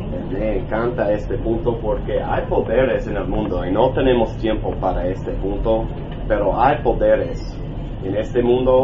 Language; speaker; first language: Spanish; non-native, learner; English